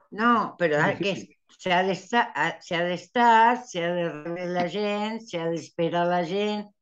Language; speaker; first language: Catalan; early bilingual, heritage; Spanish